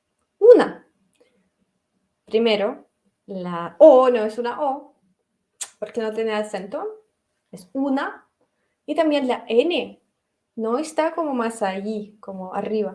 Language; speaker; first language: Spanish; non-native, fluent; Russian